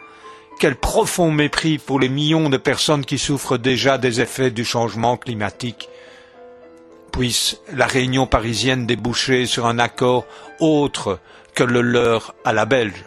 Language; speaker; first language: French; native; French